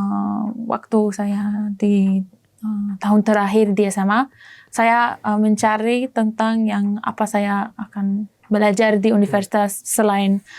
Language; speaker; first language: Indonesian; non-native, learner; German